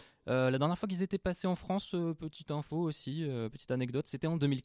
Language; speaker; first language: French; native; French